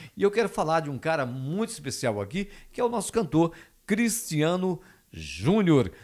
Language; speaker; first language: Portuguese; native; Portuguese